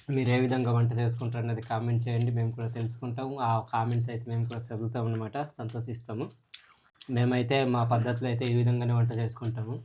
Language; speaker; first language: Telugu; non-native, local second language; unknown